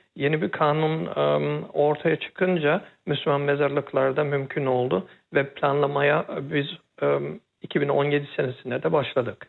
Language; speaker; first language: Turkish; early bilingual, heritage; Turkish